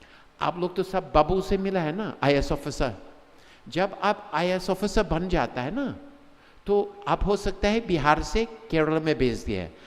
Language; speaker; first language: Hindi; non-native, fluent; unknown